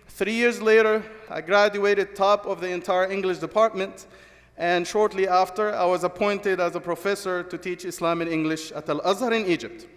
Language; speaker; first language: English; non-native, fluent; Arabic